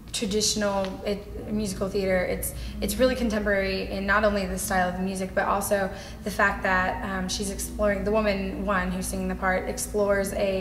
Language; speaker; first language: English; native; English